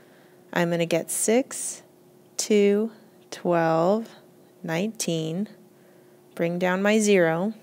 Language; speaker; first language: English; native; English